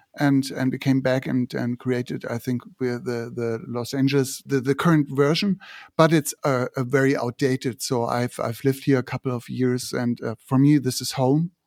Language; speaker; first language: English; non-native, fluent; German